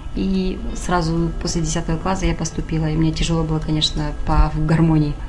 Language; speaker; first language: Russian; non-native, local second language; Kazakh